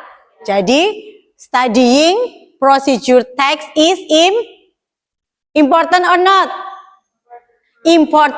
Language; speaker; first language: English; non-native, learner; Indonesian